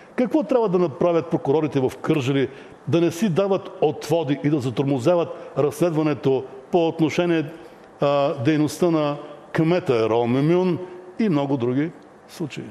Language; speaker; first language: Bulgarian; native; Bulgarian